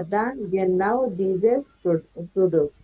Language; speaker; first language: German; non-native, learner; Bangla